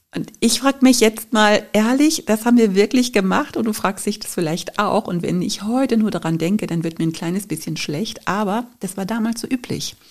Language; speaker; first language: German; native; German